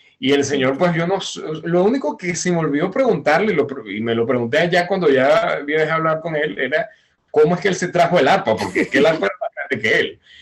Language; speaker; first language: Spanish; native; Spanish